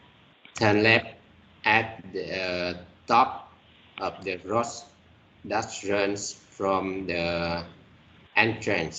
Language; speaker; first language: English; non-native, learner; Vietnamese